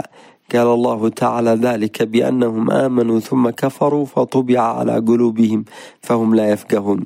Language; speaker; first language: Arabic; native; Arabic